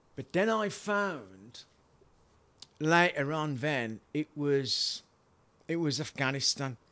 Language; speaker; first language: English; native; English